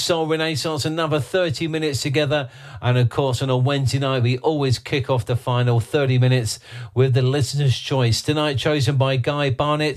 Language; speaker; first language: English; native; English